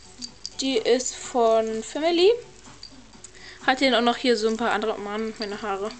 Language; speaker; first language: German; native; German